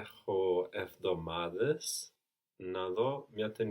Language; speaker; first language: Greek; non-native, learner; English